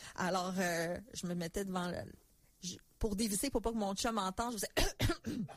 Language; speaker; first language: French; native; French